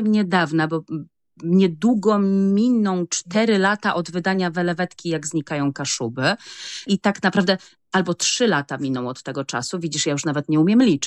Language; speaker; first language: Polish; non-native, local second language; Kashubian